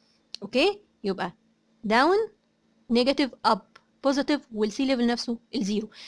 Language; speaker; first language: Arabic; native; Arabic